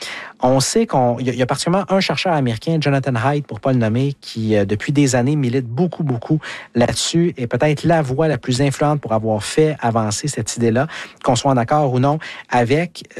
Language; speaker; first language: French; native; French